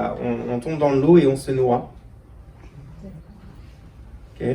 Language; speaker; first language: French; native; French